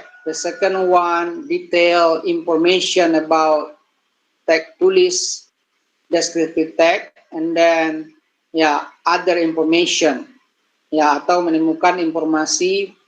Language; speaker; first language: English; non-native, learner; Indonesian